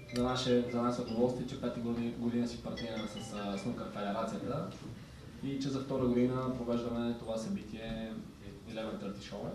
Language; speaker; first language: Bulgarian; native; Bulgarian